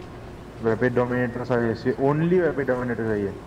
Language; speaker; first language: Hindi; native; Hindi